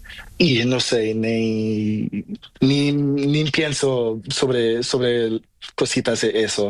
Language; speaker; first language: Spanish; non-native, learner; Portuguese